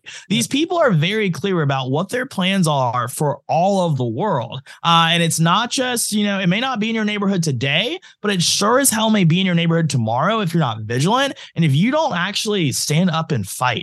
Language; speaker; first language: English; native; English